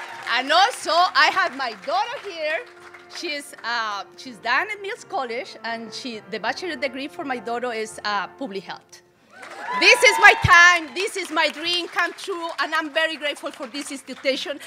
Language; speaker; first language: English; non-native, learner; Spanish